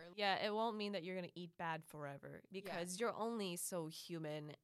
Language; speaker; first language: English; early bilingual, other home language; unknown